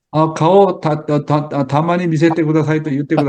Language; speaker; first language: Japanese; non-native, fluent; Korean